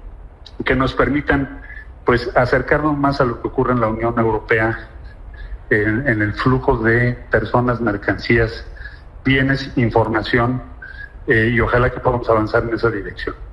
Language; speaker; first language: Spanish; native; Spanish